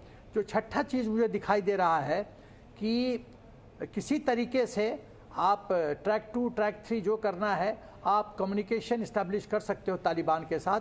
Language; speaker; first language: Hindi; native; Hindi